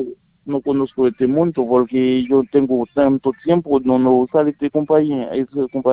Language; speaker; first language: Spanish; non-native, learner; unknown